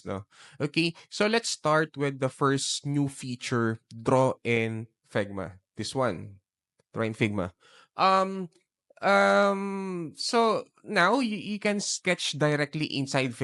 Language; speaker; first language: English; non-native, local second language; Filipino